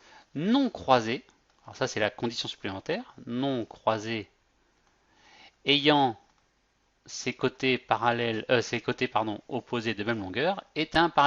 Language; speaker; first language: French; native; French